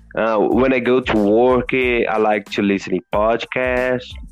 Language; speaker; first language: English; non-native, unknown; Portuguese